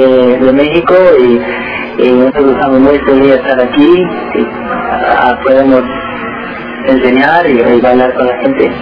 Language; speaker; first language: Spanish; early bilingual, heritage; Spanish